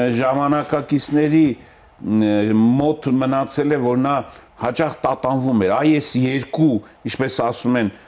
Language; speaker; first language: Armenian; native; Armenian